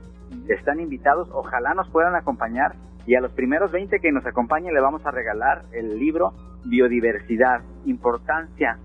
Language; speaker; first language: Spanish; native; Spanish